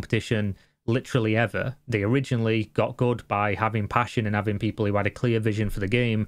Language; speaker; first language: English; native; English